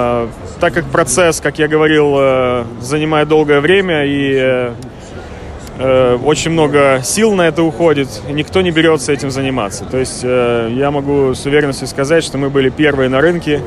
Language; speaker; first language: Russian; native; Russian